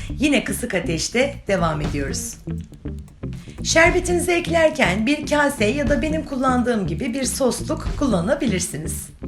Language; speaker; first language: Turkish; native; Turkish